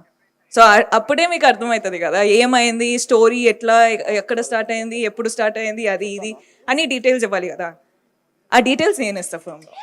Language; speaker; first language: Telugu; non-native, fluent; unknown